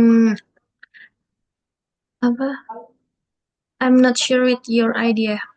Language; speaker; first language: English; non-native, learner; Indonesian